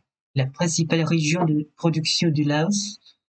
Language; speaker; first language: French; non-native, fluent; Thai